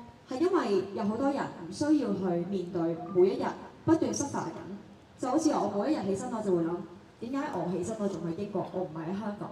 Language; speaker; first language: Cantonese; native; Cantonese